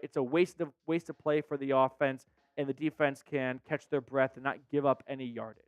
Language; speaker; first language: English; native; English